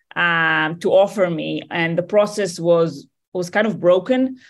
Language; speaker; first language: English; non-native, fluent; Hebrew